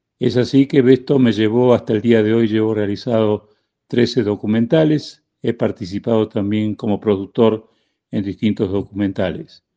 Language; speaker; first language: Spanish; native; Spanish